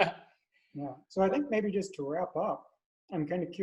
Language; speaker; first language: English; native; English